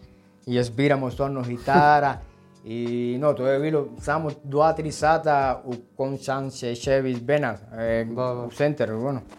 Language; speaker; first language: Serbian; non-native, learner; Spanish